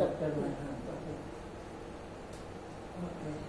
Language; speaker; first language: English; non-native, learner; Filipino